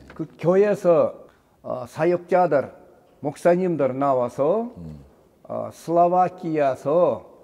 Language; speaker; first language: Korean; non-native, learner; Russian